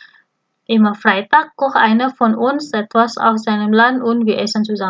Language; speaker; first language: German; non-native, fluent; Indonesian